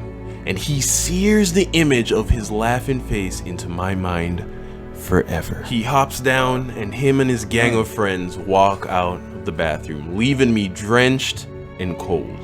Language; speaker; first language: English; native; English